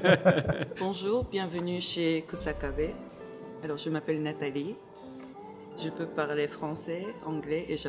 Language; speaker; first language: French; early bilingual, heritage; French